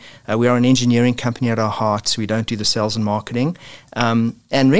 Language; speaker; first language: English; native; English